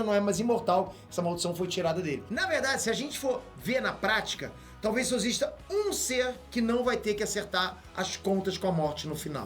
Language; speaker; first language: Portuguese; native; Portuguese